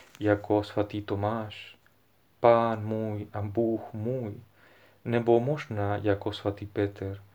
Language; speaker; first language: Czech; non-native, fluent; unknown